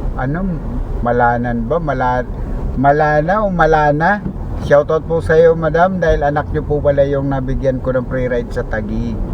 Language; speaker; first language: Filipino; native; Filipino